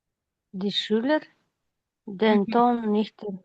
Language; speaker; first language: German; non-native, learner; Kyrgyz